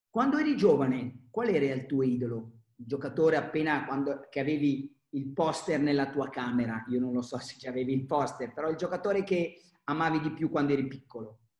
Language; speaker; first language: Italian; native; Italian